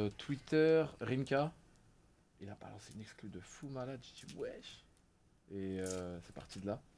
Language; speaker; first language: French; native; French